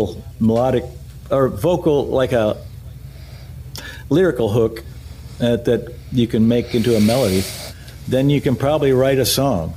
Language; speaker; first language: English; native; English